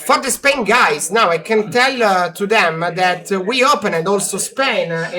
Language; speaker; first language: English; non-native, learner; Italian